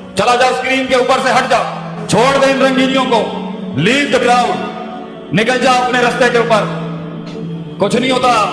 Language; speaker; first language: Urdu; non-native, local second language; Punjabi